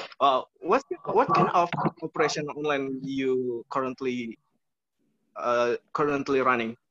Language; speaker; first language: English; non-native, learner; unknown